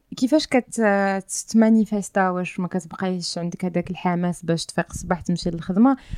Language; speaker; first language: Arabic; native; Arabic